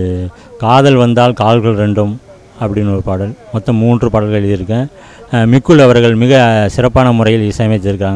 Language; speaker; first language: Tamil; native; Tamil